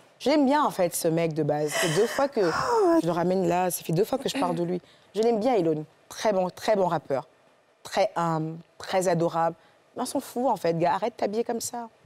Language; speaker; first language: French; native; French